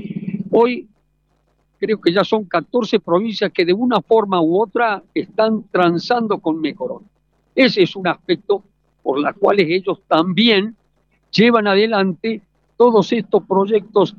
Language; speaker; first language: Spanish; native; Spanish